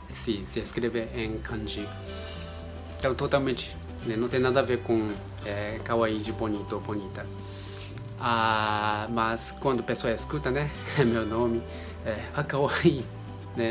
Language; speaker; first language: Portuguese; non-native, learner; Japanese